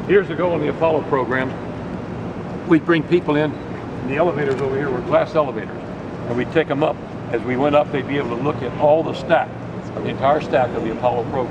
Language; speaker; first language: English; native; English